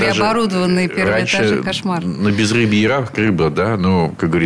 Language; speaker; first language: Russian; native; Russian